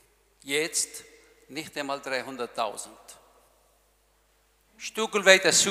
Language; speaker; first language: German; non-native, learner; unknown